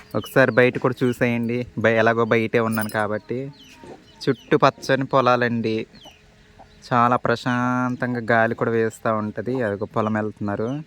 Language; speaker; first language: Telugu; native; Telugu